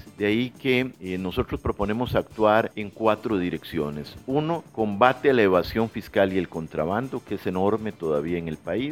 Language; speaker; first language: Spanish; native; Spanish